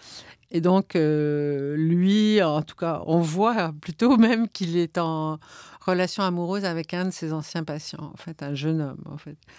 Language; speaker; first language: French; native; French